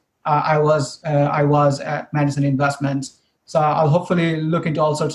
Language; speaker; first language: English; non-native, local second language; Bangla